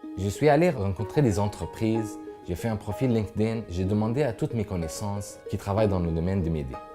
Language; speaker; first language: French; non-native, fluent; Arabic